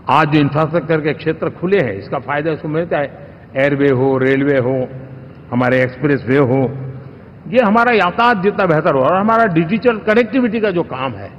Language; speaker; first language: Hindi; non-native, local second language; Gujarati